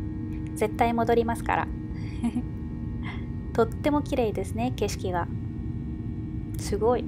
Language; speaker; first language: Japanese; non-native, fluent; Arabic